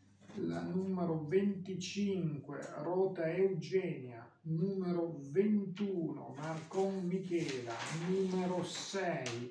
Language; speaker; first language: Italian; native; Italian